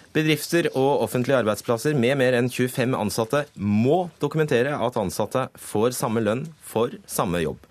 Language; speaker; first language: Norwegian; native; Norwegian